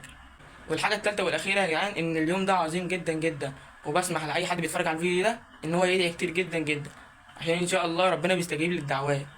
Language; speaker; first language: Arabic; native; Arabic